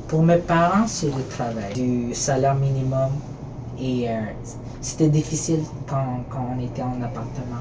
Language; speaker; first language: French; early bilingual, other home language; Filipino